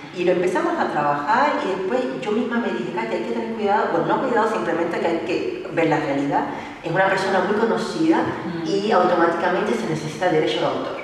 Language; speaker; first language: Spanish; native; Spanish